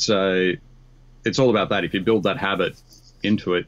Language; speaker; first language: English; native; English